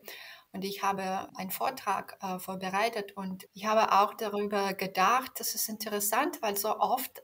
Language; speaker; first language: German; non-native, fluent; Belarusian